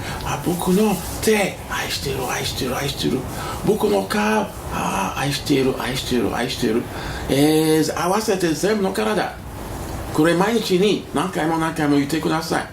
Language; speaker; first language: Japanese; non-native, learner; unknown